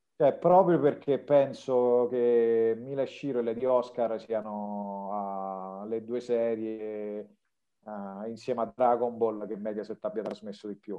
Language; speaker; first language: Italian; native; Italian